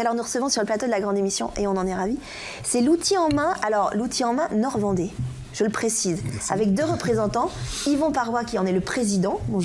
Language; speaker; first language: French; native; French